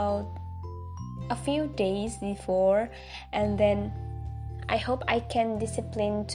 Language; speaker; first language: English; non-native, learner; Indonesian